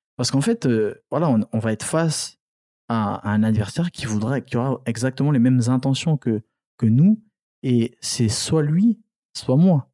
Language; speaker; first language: French; early bilingual, other home language; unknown